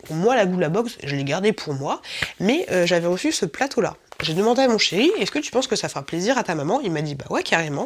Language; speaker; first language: French; native; French